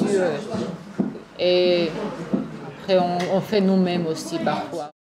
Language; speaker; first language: French; non-native, fluent; Georgian